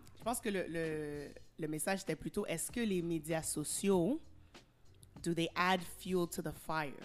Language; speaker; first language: French; early bilingual, heritage; French